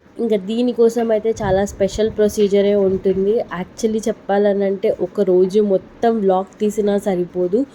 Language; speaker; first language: Telugu; non-native, local second language; Lambadi